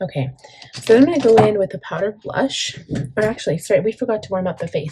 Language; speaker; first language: English; native; English